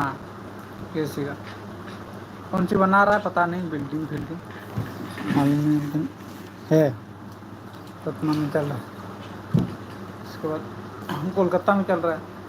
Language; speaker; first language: Hindi; non-native, local second language; Santali